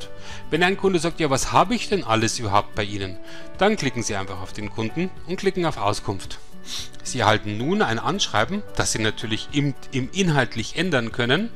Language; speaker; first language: German; native; German